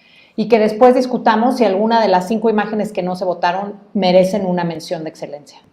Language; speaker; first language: Spanish; native; Spanish